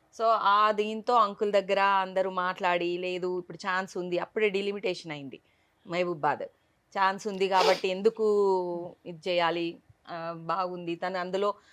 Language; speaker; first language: Telugu; native; Telugu